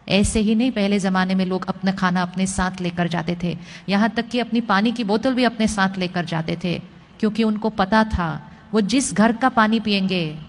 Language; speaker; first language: Hindi; native; Hindi